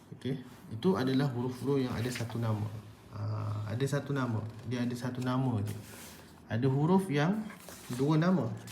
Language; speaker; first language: Malay; native; Malay